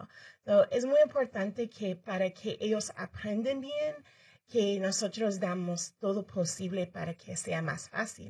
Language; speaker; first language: Spanish; early bilingual, heritage; Spanish